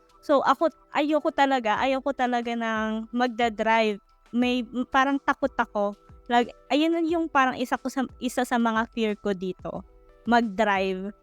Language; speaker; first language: Filipino; native; Filipino